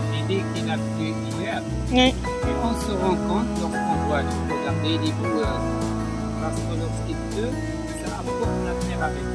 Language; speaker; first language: French; non-native, local second language; Arabic